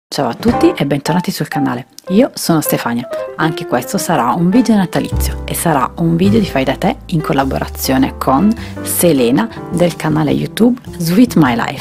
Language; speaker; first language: Italian; native; Italian